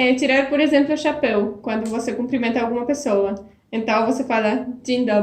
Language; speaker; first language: Portuguese; non-native, fluent; Polish